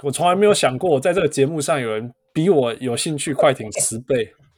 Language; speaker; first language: Chinese; early bilingual, heritage; Chinese